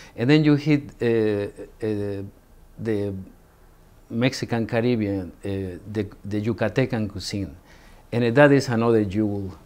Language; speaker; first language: English; non-native, fluent; Spanish